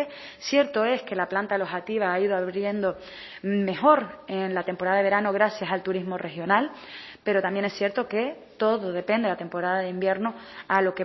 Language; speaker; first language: Spanish; native; Spanish